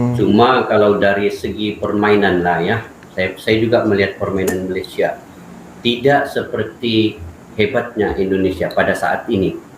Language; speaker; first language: Malay; native; Malay